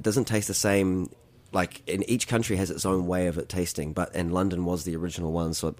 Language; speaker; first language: English; native; English